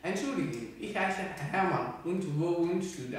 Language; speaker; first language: German; non-native, learner; Dutch